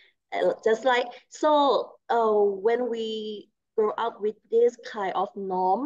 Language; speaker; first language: English; non-native, learner; Thai